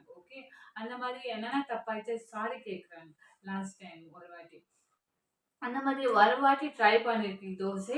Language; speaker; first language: Tamil; non-native, learner; Kannada